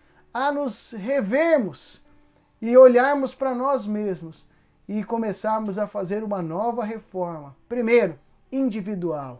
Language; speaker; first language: Portuguese; native; Portuguese